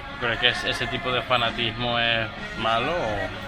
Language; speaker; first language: Spanish; early bilingual, heritage; Spanish